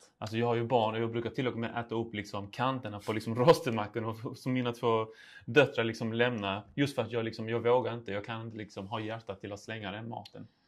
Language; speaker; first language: Swedish; early bilingual, other home language; Spanish